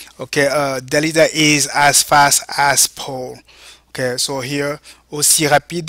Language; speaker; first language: English; non-native, fluent; French